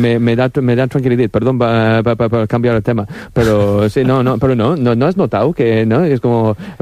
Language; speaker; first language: Spanish; non-native, fluent; English